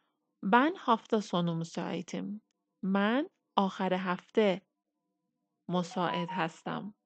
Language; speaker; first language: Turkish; non-native, fluent; Persian